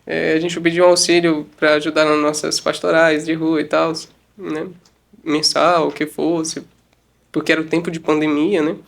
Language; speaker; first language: Portuguese; native; Portuguese